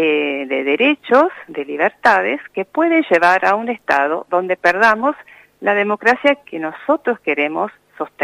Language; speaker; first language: Spanish; native; Spanish